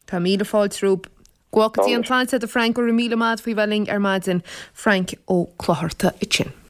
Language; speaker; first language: Irish; native; Irish